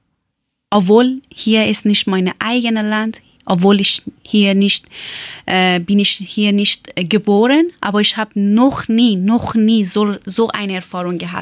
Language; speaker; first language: German; non-native, learner; Persian